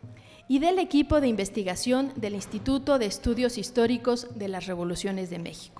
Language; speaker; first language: Spanish; native; Spanish